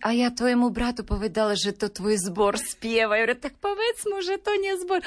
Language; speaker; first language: Slovak; non-native, learner; Ukrainian